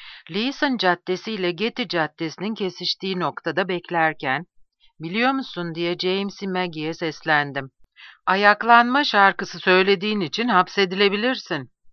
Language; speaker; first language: Turkish; native; Turkish